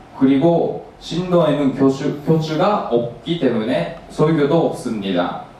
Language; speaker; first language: Korean; non-native, learner; Japanese